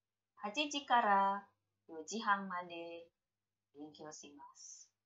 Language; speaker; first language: Japanese; non-native, fluent; Indonesian